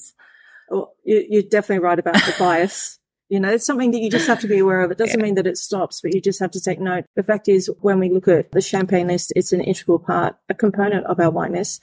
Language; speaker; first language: English; native; English